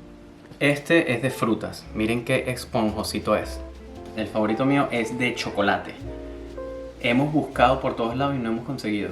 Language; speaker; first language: Spanish; native; Spanish